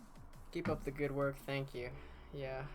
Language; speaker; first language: English; native; English